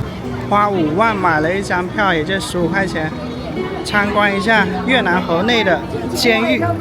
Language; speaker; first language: Chinese; native; Chinese